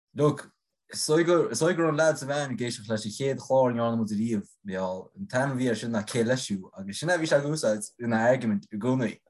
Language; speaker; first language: Irish; native; Irish